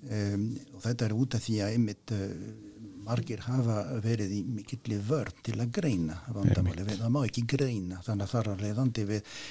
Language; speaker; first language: Icelandic; non-native, fluent; French